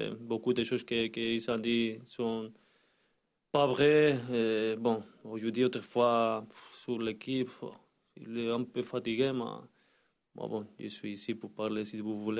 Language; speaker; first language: French; non-native, learner; Spanish